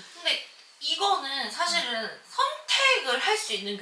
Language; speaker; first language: Korean; native; Korean